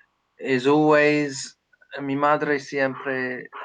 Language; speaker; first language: Spanish; non-native, learner; English